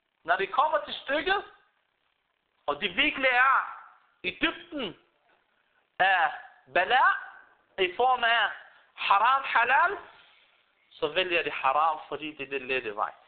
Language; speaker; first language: Danish; early bilingual, other home language; Arabic